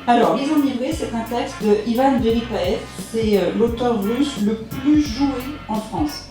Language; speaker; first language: French; native; French